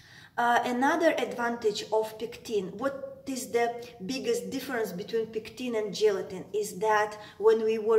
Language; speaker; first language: English; non-native, fluent; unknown